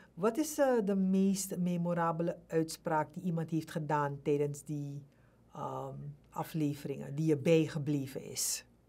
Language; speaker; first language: Dutch; native; Dutch